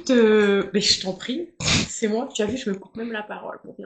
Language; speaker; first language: French; native; French